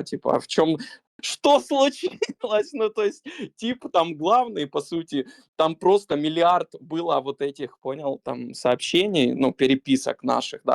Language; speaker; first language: Russian; native; Russian